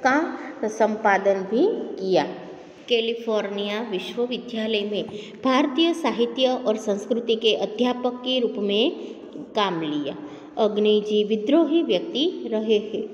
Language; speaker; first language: Hindi; non-native, local second language; Gujarati